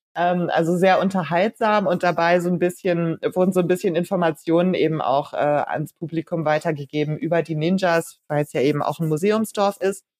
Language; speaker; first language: German; native; German